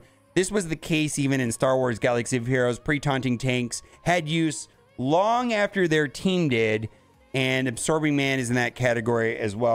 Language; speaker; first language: English; native; English